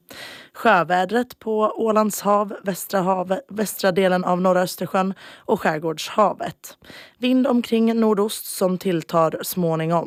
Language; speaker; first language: Swedish; native; Swedish